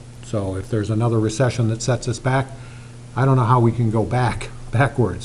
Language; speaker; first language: English; native; English